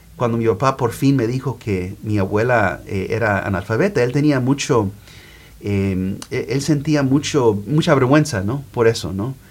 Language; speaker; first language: Spanish; early bilingual, heritage; Spanish